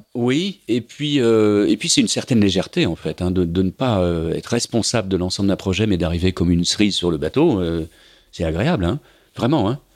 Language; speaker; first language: French; native; French